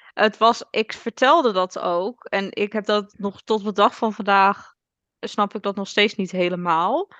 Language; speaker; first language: Dutch; native; Dutch